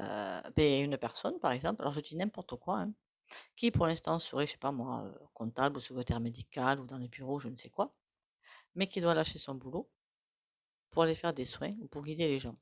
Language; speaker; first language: French; native; French